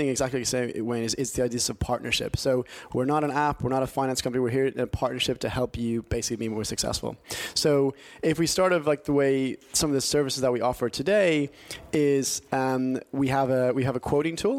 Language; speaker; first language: English; native; English